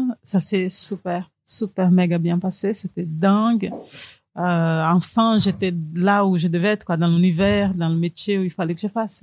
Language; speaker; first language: French; non-native, fluent; Portuguese